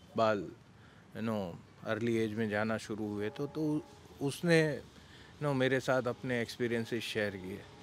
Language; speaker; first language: Hindi; non-native, local second language; Gujarati